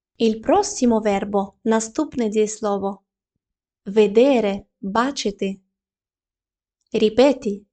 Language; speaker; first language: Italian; non-native, fluent; Ukrainian